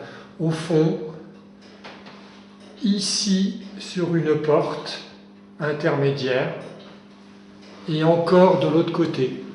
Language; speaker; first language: French; native; French